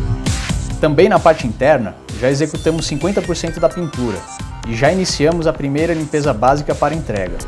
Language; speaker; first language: Portuguese; native; Portuguese